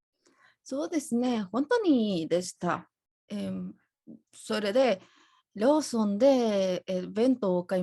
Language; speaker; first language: Japanese; non-native, learner; Spanish